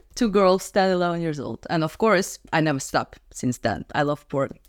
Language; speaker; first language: English; non-native, fluent; Russian